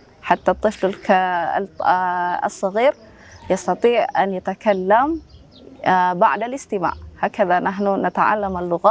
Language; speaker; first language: Arabic; non-native, fluent; Indonesian